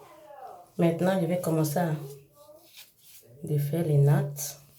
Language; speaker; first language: French; non-native, learner; English